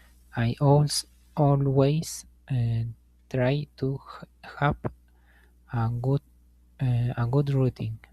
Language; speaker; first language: English; non-native, learner; Spanish